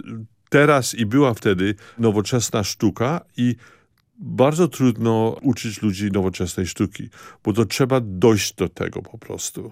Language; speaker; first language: Polish; early bilingual, heritage; Polish